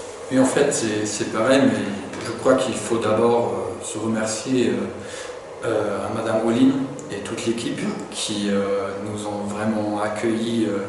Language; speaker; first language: French; non-native, fluent; German